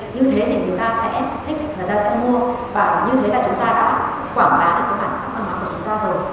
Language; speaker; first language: Vietnamese; non-native, local second language; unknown